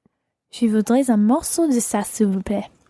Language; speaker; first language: French; non-native, learner; English